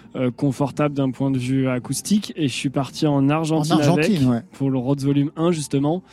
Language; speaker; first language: French; native; French